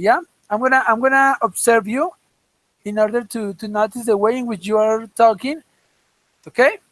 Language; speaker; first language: English; non-native, fluent; Spanish